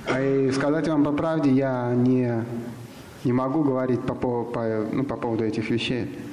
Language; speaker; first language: Russian; native; Russian